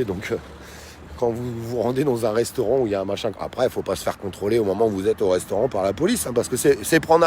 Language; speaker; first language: French; native; French